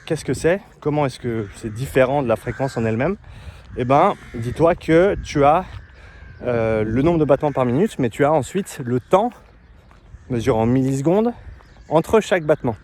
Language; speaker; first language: French; native; French